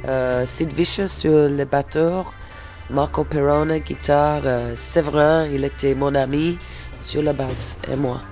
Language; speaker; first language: French; non-native, fluent; English